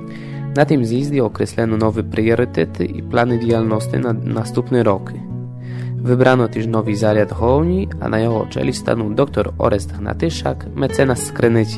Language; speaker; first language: Polish; non-native, local second language; Rusyn